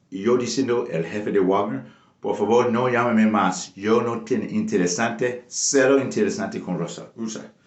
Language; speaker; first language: Spanish; non-native, local second language; English